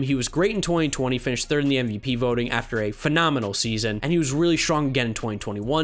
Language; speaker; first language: English; native; English